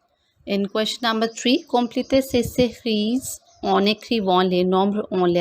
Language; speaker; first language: French; non-native, fluent; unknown